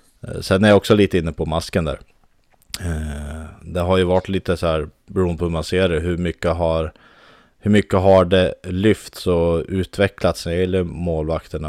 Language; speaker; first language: Swedish; native; Swedish